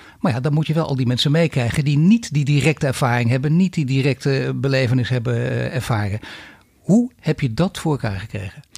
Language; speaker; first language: Dutch; native; Dutch